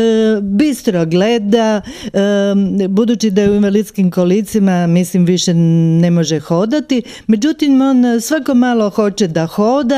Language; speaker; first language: Croatian; native; Croatian